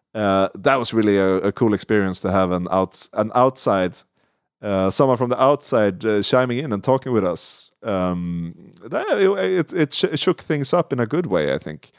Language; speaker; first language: English; non-native, fluent; Swedish